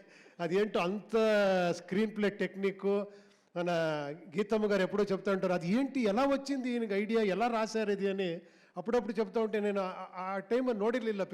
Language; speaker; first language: Telugu; non-native, local second language; Kannada